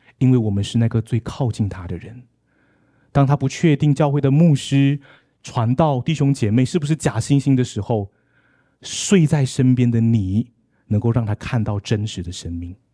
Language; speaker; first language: Chinese; native; Chinese